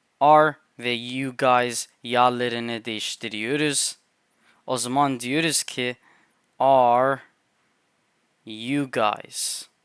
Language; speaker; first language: Turkish; non-native, fluent; English